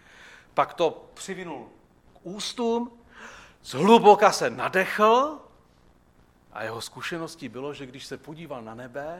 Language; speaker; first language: Czech; native; Czech